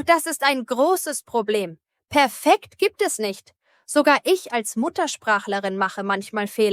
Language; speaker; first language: German; native; German